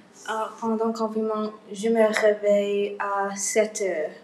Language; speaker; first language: French; non-native, learner; English